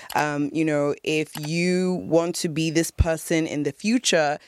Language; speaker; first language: English; non-native, local second language; Yoruba